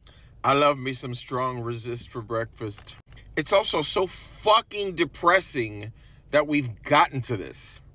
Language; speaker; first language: English; native; English